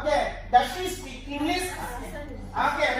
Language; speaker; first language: English; non-native, fluent; Indonesian